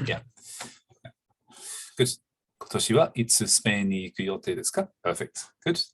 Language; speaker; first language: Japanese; non-native, fluent; English